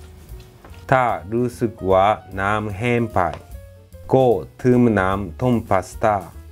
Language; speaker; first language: Thai; non-native, fluent; Japanese